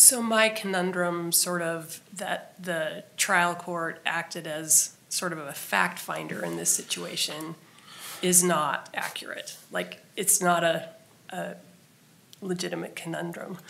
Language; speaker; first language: English; native; English